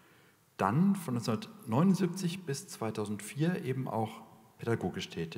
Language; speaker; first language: German; native; German